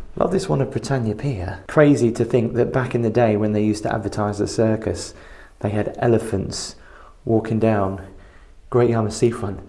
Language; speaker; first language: English; native; English